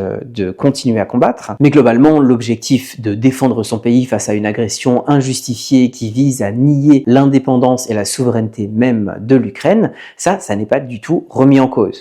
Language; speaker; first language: French; native; French